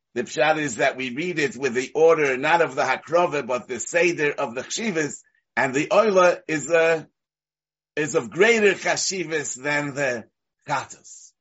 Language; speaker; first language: English; native; English